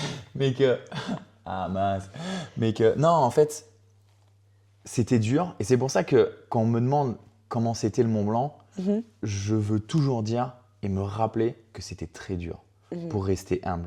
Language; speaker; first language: French; native; French